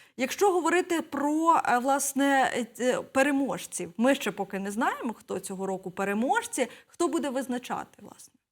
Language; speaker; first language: Ukrainian; native; Ukrainian